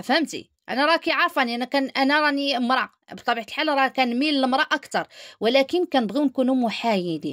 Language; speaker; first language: Arabic; native; Arabic